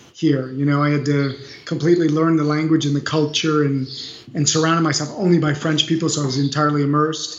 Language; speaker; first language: English; native; English